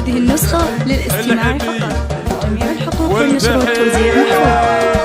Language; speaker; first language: Arabic; native; Arabic